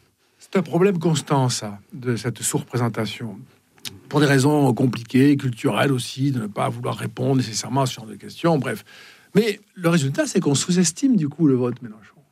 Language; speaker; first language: French; native; French